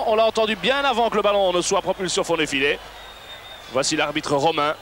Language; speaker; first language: French; native; French